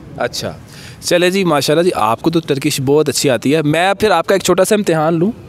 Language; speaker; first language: Urdu; native; Urdu